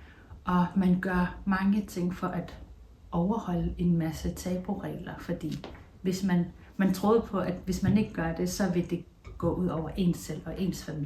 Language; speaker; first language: Danish; non-native, local second language; Kalaallisut